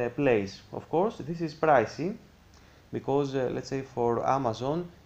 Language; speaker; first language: English; non-native, fluent; Greek